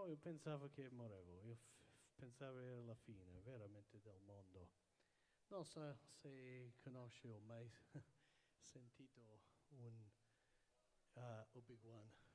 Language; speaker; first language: Italian; early bilingual, heritage; English